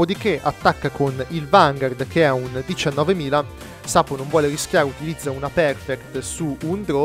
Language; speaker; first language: Italian; native; Italian